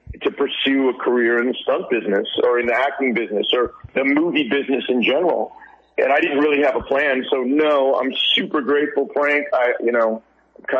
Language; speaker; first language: English; native; English